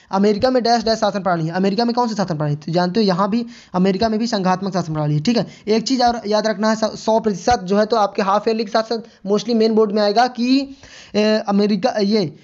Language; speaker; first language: Hindi; native; Hindi